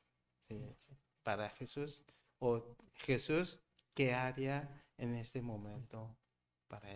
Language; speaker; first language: Spanish; non-native, learner; Korean